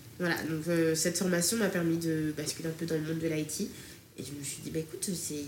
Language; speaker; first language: French; early bilingual, other home language; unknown